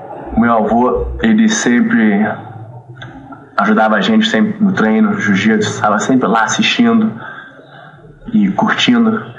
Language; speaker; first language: Portuguese; early bilingual, heritage; Portuguese